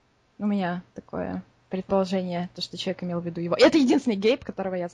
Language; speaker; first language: Russian; native; Russian